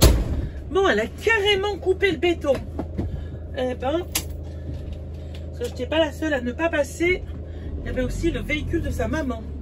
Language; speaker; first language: French; native; French